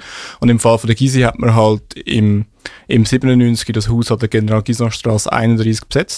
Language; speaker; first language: German; native; German